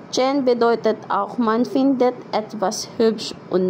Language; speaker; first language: German; non-native, fluent; Filipino